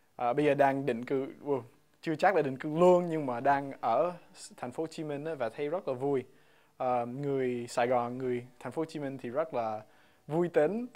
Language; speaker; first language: Vietnamese; non-native, fluent; English